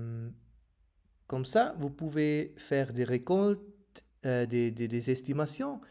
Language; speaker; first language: French; non-native, learner; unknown